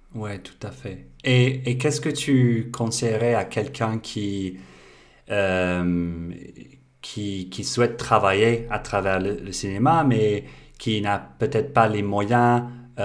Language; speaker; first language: French; non-native, fluent; English